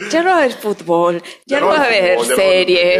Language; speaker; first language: Spanish; native; Spanish